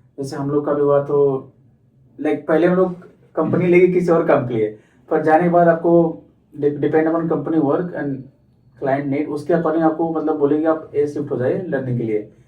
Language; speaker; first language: Hindi; native; Hindi